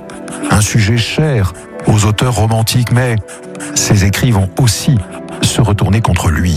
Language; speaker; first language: French; native; French